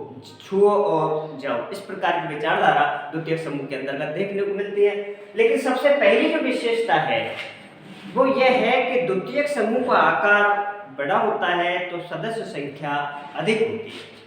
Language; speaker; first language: Hindi; native; Hindi